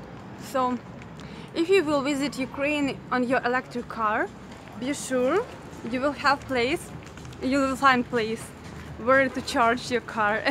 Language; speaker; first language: English; non-native, fluent; Ukrainian